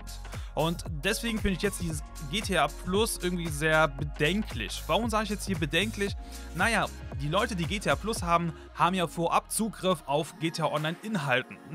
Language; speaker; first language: German; native; German